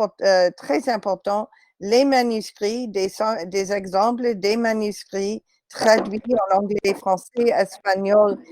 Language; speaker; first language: French; non-native, fluent; English